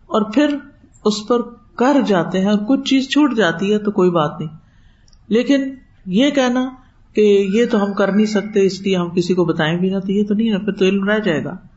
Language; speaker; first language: Urdu; native; Urdu